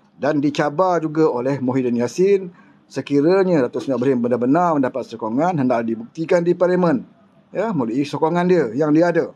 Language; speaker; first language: Malay; native; Malay